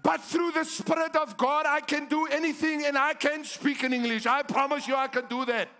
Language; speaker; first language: English; non-native, local second language; Afrikaans